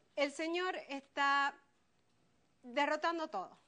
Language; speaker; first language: Spanish; native; Spanish